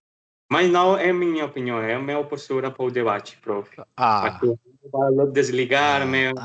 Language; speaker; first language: Portuguese; non-native, learner; Spanish